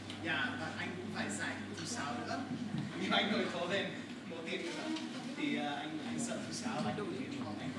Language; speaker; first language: Vietnamese; non-native, fluent; English